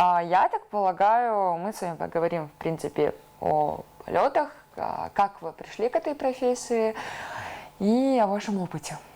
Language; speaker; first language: Russian; native; Russian